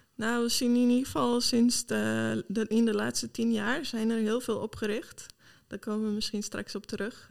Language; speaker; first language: Dutch; non-native, fluent; Swedish